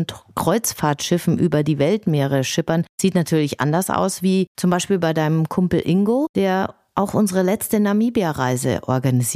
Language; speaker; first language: German; native; German